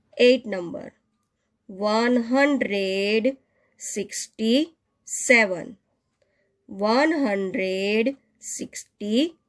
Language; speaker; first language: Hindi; non-native, local second language; Gujarati